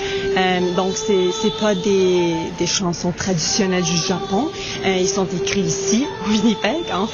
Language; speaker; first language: French; non-native, local second language; English